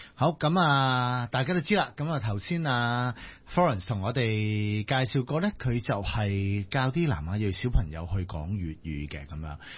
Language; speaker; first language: Cantonese; native; Cantonese